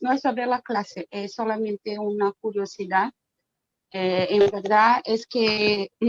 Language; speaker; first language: Spanish; non-native, fluent; Portuguese